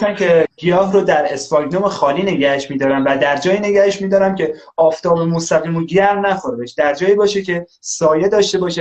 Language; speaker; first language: Persian; native; Persian